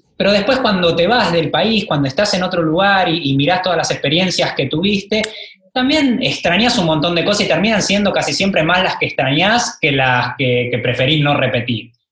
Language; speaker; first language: Spanish; native; Spanish